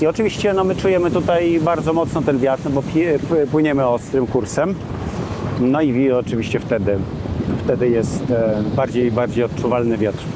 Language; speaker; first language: Polish; native; Polish